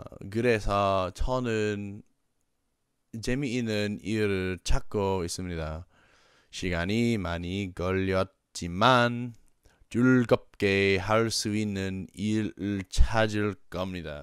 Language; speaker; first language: Korean; non-native, learner; English